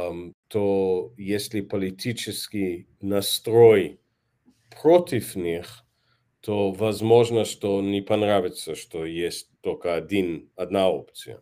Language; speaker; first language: Russian; non-native, fluent; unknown